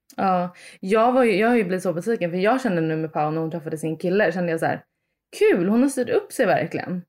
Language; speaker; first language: Swedish; early bilingual, other home language; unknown